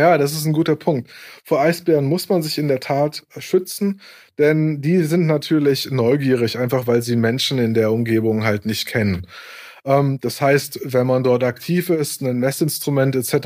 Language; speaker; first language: German; native; German